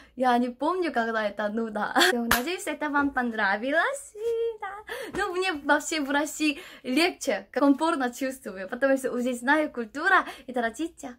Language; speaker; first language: Russian; non-native, learner; Korean